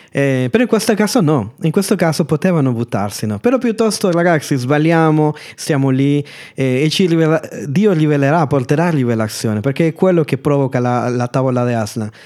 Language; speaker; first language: Italian; non-native, fluent; Spanish